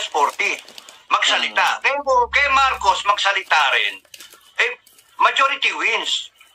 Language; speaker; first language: Filipino; native; Filipino